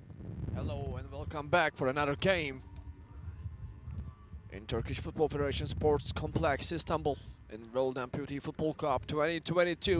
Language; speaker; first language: English; non-native, fluent; Turkish